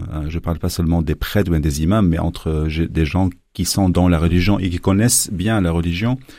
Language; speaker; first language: French; non-native, local second language; Arabic